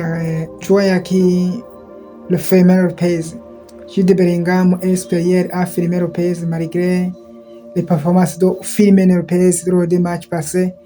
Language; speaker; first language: French; non-native, local second language; Kinyarwanda